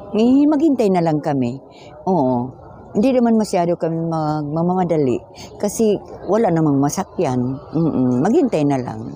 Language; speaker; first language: Filipino; non-native, local second language; Surigaonon